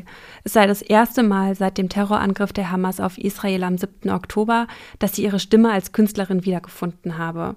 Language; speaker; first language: German; native; German